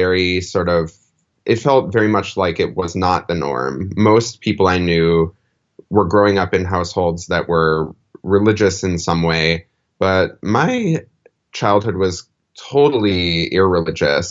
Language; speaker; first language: English; native; English